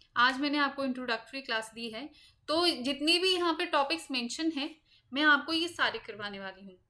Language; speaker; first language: Hindi; native; Hindi